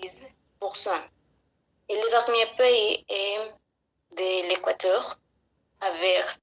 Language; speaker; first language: French; non-native, learner; Spanish